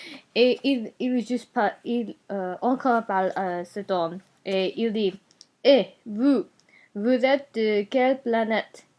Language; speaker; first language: French; non-native, learner; Japanese